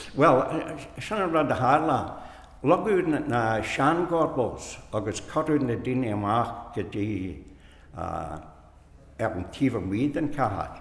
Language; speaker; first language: Irish; non-native, fluent; English